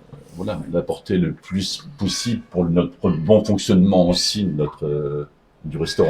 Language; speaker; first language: French; native; French